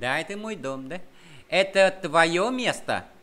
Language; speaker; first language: Russian; non-native, fluent; Vietnamese